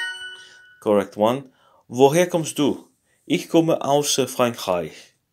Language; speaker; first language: German; non-native, learner; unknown